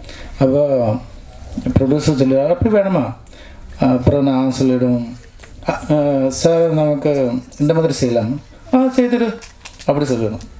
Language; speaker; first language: Tamil; non-native, local second language; Malayalam